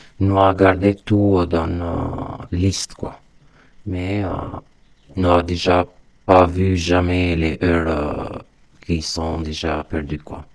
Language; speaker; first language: French; non-native, learner; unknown